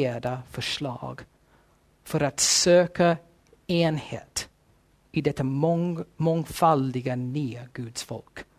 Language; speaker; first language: Swedish; non-native, fluent; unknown